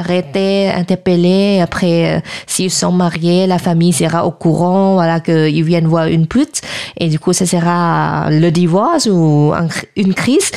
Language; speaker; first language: French; non-native, fluent; Thai